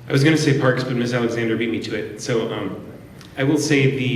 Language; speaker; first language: English; native; English